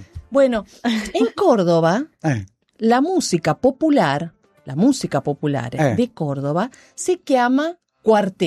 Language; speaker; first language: Italian; non-native, learner; Spanish